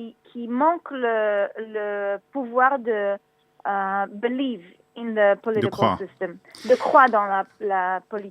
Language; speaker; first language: French; non-native, learner; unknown